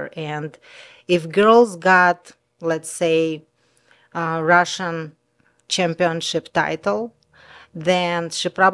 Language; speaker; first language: English; non-native, learner; Russian